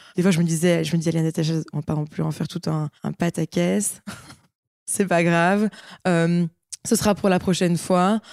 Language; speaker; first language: French; native; French